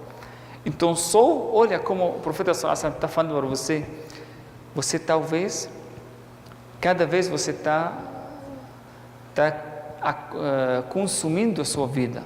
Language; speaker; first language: Portuguese; non-native, fluent; Arabic